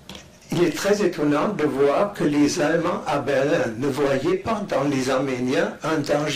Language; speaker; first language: French; non-native, fluent; German